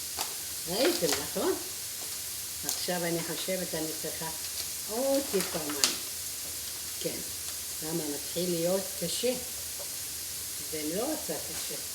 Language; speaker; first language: Hebrew; non-native, fluent; Arabic